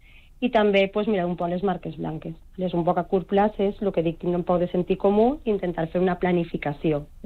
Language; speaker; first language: Catalan; non-native, local second language; Spanish